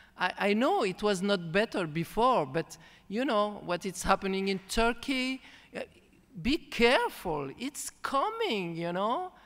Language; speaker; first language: English; non-native, fluent; Arabic